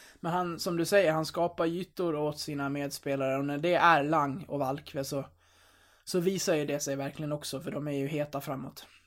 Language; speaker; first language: Swedish; native; Swedish